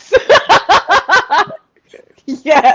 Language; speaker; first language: English; native; English